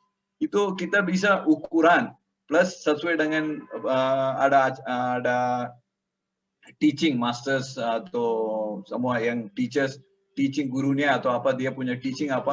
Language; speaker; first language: Indonesian; non-native, learner; Tamil